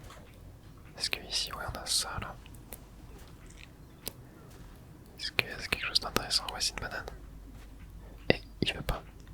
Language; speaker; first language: French; native; French